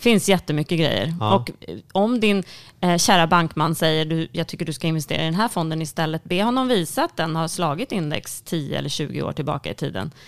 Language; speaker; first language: Swedish; native; Swedish